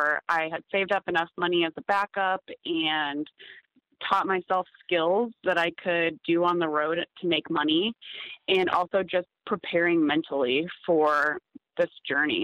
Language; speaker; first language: English; native; English